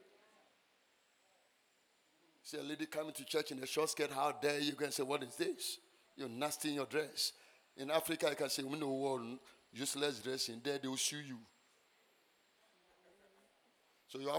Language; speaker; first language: English; non-native, local second language; Akan